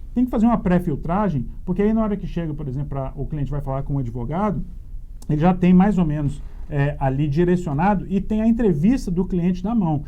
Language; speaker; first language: Portuguese; native; Portuguese